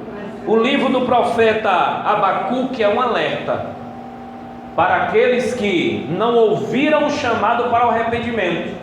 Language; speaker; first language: Portuguese; native; Portuguese